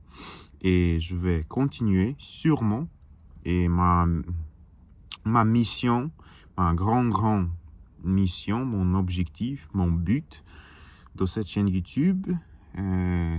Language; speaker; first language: French; non-native, learner; Russian